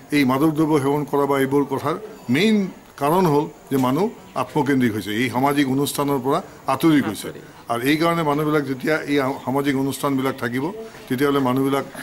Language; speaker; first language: Assamese; native; Assamese